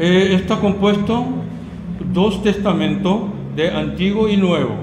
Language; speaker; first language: Spanish; non-native, learner; Korean